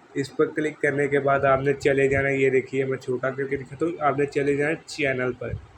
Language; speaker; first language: Urdu; non-native, local second language; Punjabi